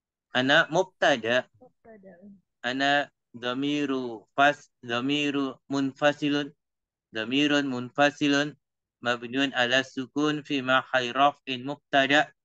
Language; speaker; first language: Arabic; non-native, fluent; Indonesian